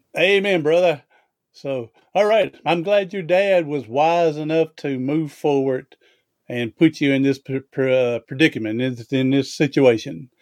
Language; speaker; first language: English; native; English